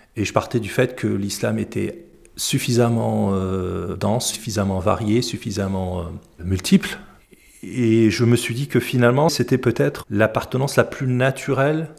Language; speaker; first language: French; early bilingual, other home language; Arabic